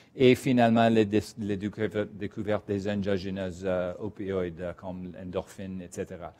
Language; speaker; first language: French; non-native, fluent; English